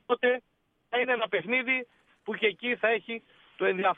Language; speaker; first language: Greek; native; Greek